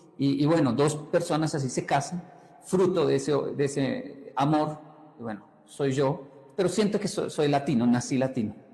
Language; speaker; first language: Spanish; native; Spanish